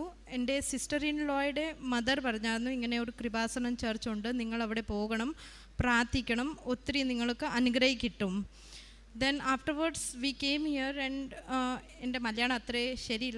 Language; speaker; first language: Malayalam; early bilingual, heritage; Malayalam